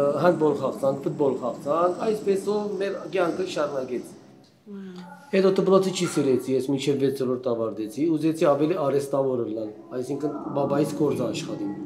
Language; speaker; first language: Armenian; early bilingual, heritage; Armenian